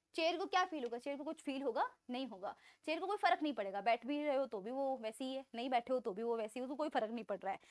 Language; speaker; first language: Hindi; native; Hindi